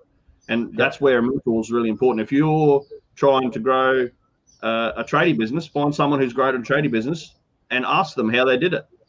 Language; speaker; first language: English; native; English